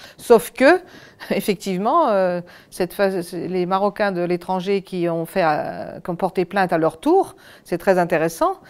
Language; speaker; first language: French; native; French